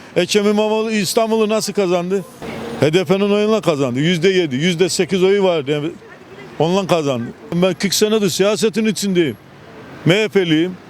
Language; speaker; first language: Turkish; native; Turkish